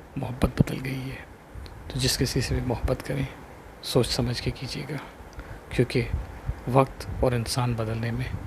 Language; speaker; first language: Urdu; non-native, local second language; Sindhi